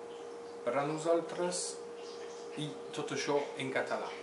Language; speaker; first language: Catalan; non-native, local second language; French